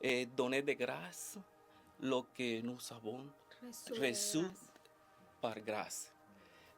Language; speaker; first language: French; non-native, learner; Spanish